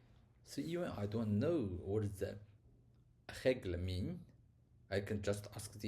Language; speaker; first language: English; non-native, learner; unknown